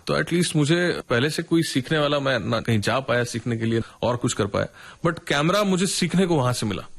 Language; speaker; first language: Hindi; non-native, local second language; Marathi